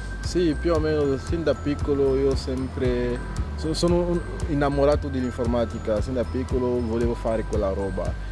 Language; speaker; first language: Italian; non-native, fluent; French